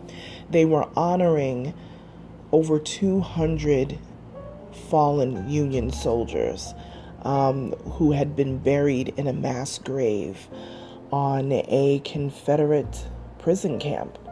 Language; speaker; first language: English; native; English